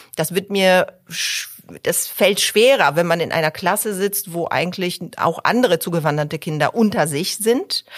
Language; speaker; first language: German; early bilingual, other home language; Polish